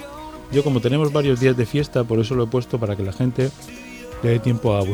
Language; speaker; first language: Spanish; native; Spanish